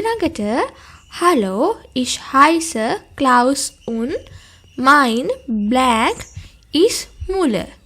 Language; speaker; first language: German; non-native, fluent; Sinhala